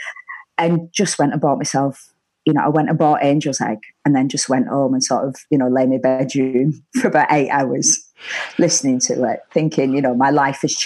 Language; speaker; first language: English; native; English